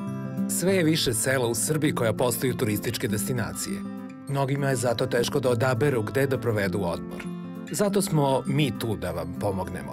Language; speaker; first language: Serbian; native; Serbian